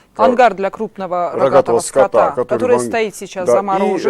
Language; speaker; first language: Russian; non-native, local second language; Ossetic